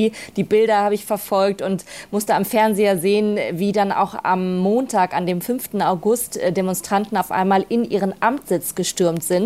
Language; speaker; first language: German; native; German